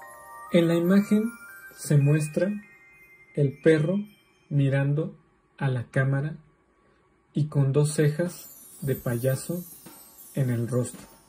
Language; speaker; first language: Spanish; native; Spanish